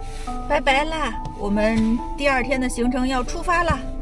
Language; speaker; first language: Chinese; native; Chinese